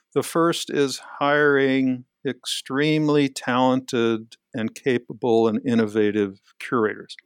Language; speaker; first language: English; native; English